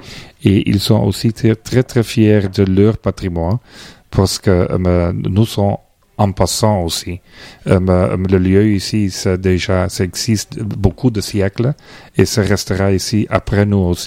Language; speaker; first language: French; non-native, learner; Dutch